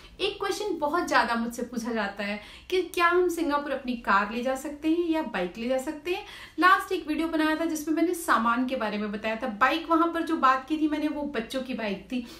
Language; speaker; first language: Hindi; native; Hindi